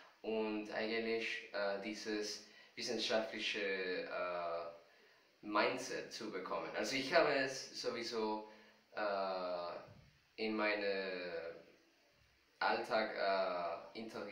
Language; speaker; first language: German; non-native, fluent; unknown